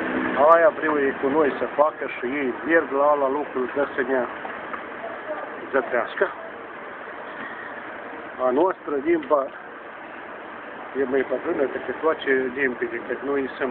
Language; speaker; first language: Romanian; early bilingual, heritage; Romanian